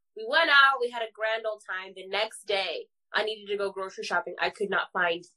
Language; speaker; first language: English; native; English